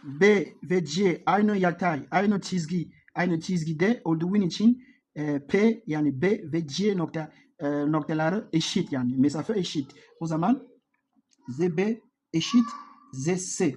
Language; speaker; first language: Turkish; non-native, learner; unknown